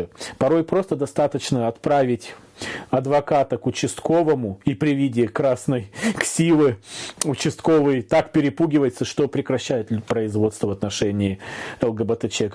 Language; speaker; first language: Russian; native; Russian